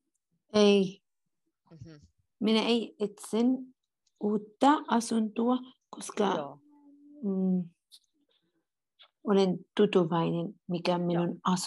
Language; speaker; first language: Finnish; non-native, learner; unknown